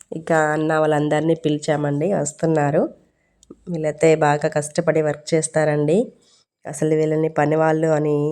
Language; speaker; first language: Telugu; non-native, local second language; Urdu